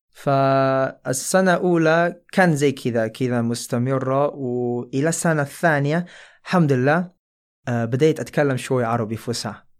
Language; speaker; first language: Arabic; non-native, fluent; Chinese